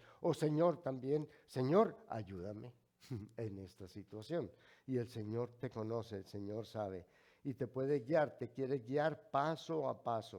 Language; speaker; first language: Spanish; native; Spanish